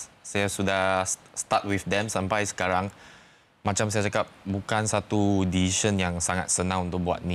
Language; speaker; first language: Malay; non-native, local second language; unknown